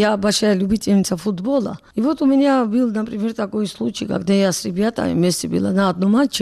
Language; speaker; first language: Russian; non-native, local second language; Georgian